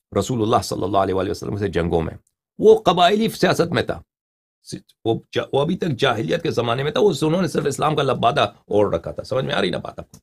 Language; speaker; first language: Urdu; non-native, fluent; Persian